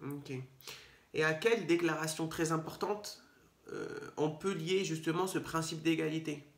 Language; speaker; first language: French; native; French